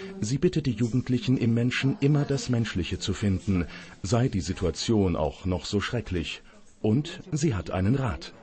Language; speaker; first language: German; native; German